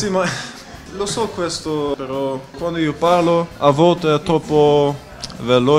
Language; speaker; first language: Italian; non-native, learner; Dutch